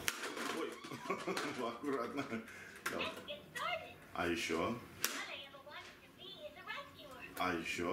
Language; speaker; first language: Russian; native; Russian